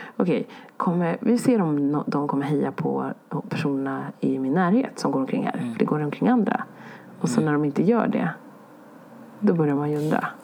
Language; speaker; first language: Swedish; early bilingual, other home language; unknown